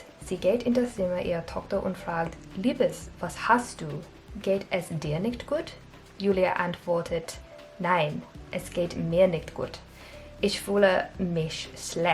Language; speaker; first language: German; non-native, learner; English